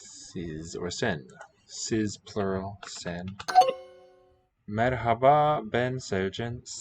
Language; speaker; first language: Turkish; non-native, learner; English